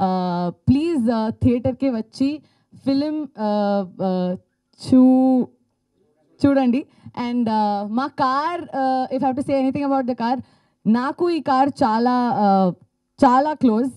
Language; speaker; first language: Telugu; non-native, learner; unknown